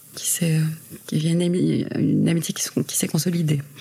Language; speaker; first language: French; native; French